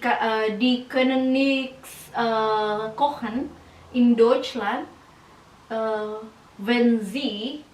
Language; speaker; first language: German; non-native, learner; Indonesian